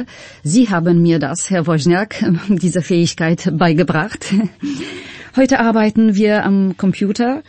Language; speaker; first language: German; non-native, fluent; Polish